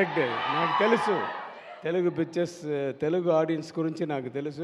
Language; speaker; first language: Telugu; non-native, learner; Tamil